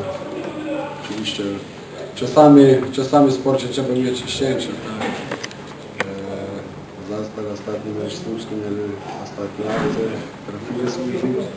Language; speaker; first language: Polish; non-native, learner; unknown